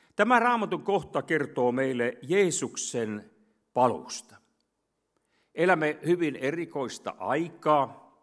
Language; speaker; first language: Finnish; native; Finnish